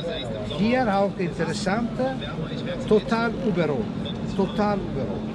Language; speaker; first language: German; non-native, learner; Italian